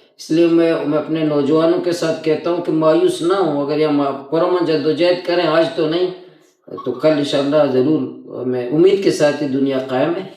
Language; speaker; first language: Urdu; non-native, local second language; Baluchi